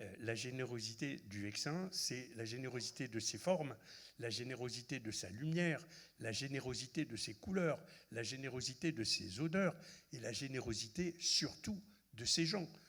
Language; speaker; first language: French; non-native, local second language; Arabic